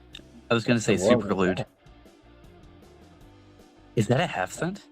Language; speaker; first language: English; native; English